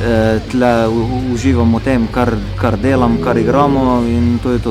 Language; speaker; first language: Slovenian; native; Slovenian